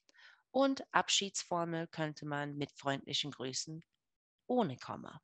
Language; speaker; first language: German; non-native, fluent; English